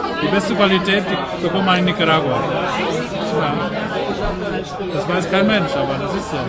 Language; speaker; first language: German; non-native, fluent; Spanish